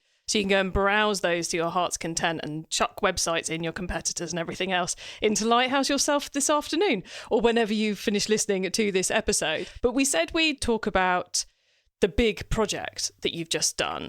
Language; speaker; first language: English; native; English